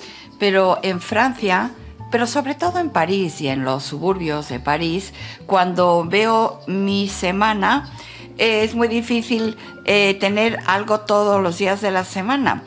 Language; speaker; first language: Spanish; non-native, fluent; French